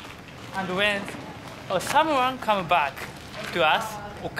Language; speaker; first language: English; non-native, learner; Japanese